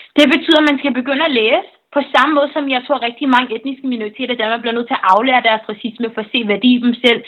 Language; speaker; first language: Danish; early bilingual, other home language; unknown